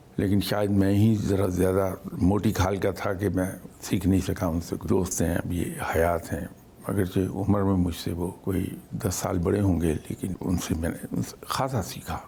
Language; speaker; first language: Urdu; native; Urdu